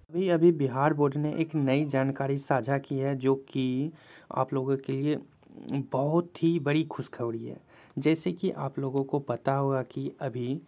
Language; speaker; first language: Hindi; native; Hindi